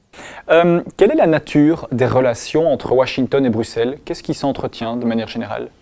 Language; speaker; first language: French; native; French